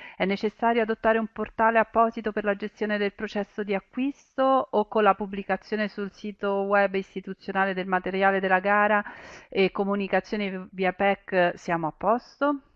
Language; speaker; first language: Italian; native; Italian